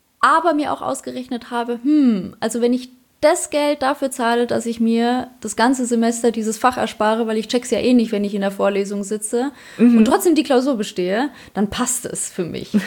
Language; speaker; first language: German; early bilingual, other home language; Polish